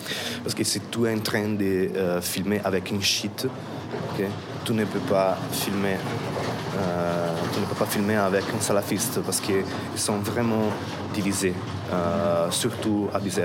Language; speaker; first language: French; non-native, fluent; Italian